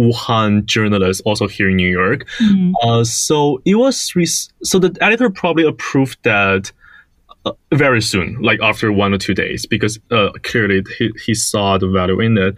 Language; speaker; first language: English; non-native, fluent; Chinese